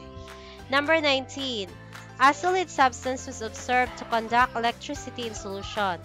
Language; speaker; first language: English; non-native, local second language; Cebuano